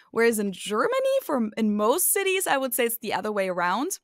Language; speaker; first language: English; non-native, fluent; German